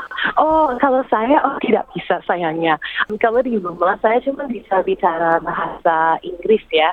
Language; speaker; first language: Indonesian; early bilingual, heritage; English